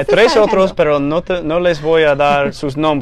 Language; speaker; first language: Spanish; non-native, fluent; English